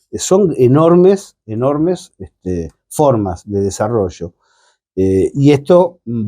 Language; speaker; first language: Spanish; native; Spanish